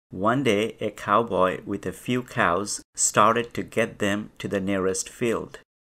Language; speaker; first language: English; non-native, local second language; Bangla